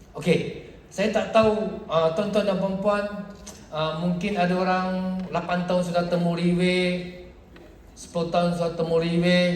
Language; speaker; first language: Malay; non-native, local second language; Chinese